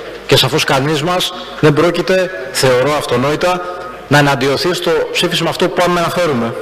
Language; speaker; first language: Greek; native; Greek